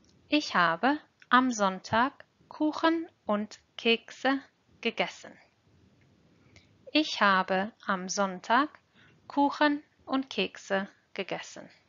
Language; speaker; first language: German; non-native, fluent; English